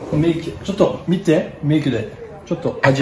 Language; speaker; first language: Japanese; non-native, learner; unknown